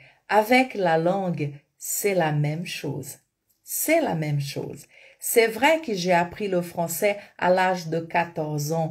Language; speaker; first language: French; non-native, fluent; Portuguese